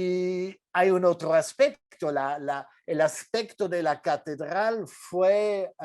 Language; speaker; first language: Spanish; non-native, fluent; French